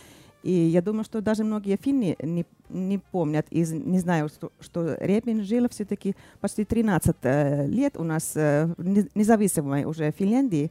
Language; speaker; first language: Russian; non-native, fluent; Finnish